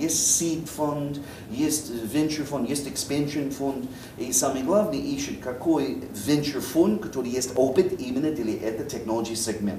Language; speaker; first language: Russian; non-native, fluent; English